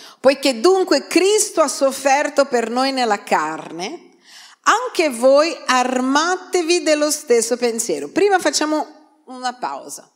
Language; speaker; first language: Italian; non-native, fluent; Portuguese